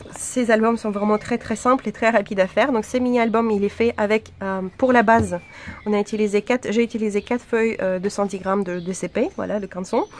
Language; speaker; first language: French; non-native, fluent; Russian